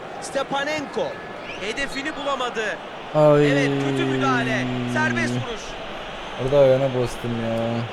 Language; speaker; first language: Turkish; native; Turkish